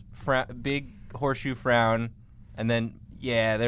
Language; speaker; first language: English; native; English